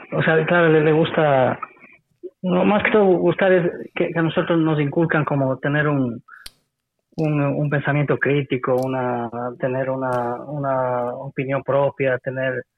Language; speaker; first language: Spanish; native; Spanish